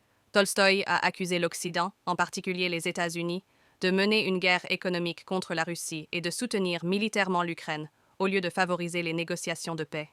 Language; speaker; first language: French; native; French